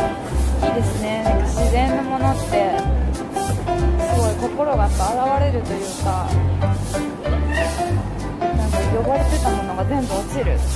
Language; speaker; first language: Japanese; native; Japanese